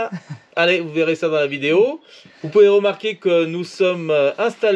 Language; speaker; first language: French; native; French